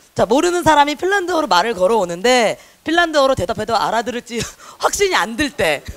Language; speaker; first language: Korean; native; Korean